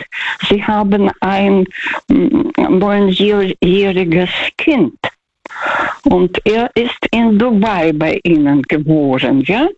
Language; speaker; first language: German; non-native, fluent; Russian